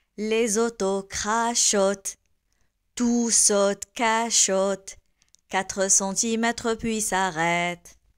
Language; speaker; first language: French; non-native, local second language; Arabic